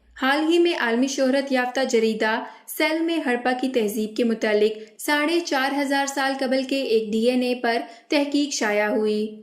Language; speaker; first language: Urdu; non-native, local second language; Gujari